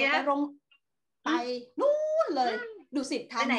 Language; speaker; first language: Thai; native; Thai